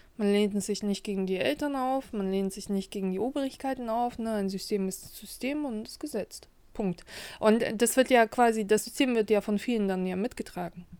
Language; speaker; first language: German; early bilingual, other home language; Russian